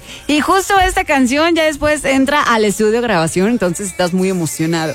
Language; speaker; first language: Spanish; native; Spanish